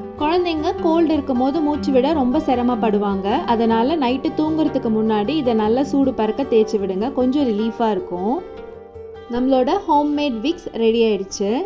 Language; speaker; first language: Tamil; native; Tamil